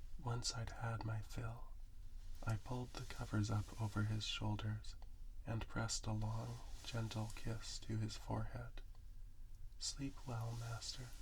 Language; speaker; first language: English; native; English